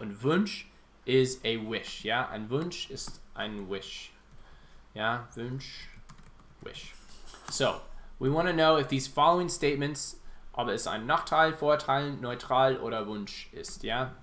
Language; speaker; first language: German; non-native, fluent; English